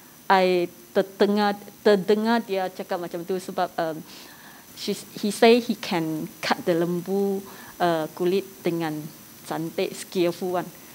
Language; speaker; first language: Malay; non-native, local second language; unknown